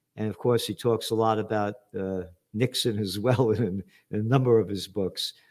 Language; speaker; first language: English; native; English